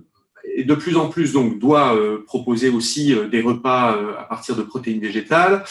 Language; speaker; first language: French; native; French